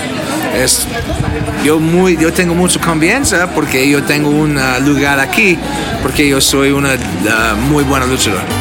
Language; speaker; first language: Spanish; non-native, learner; English